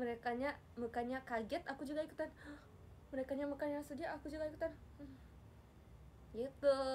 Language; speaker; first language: Indonesian; non-native, fluent; Japanese